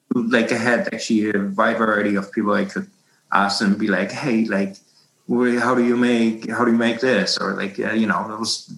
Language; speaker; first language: English; non-native, fluent; German